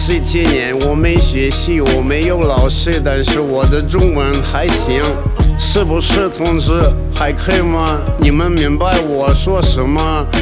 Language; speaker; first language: Chinese; non-native, learner; Russian